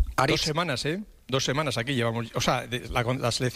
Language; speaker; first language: Spanish; native; Spanish